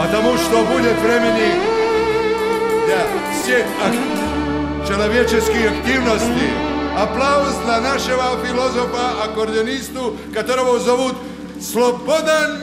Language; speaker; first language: Russian; non-native, learner; Serbian